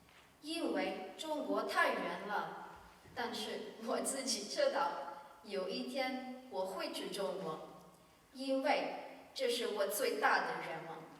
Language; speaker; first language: Chinese; non-native, learner; Slovenian